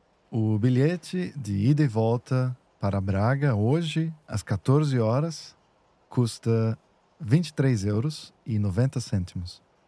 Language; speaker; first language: Portuguese; native; Portuguese